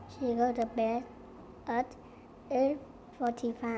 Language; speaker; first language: English; non-native, learner; Vietnamese